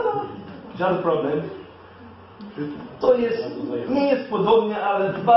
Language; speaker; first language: Polish; non-native, learner; English